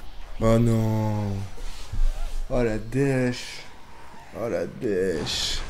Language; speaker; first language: French; native; French